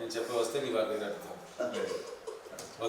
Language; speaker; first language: Telugu; non-native, learner; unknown